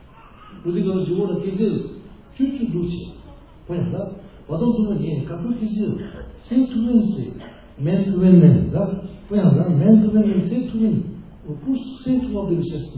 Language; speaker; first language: Russian; non-native, learner; Tibetan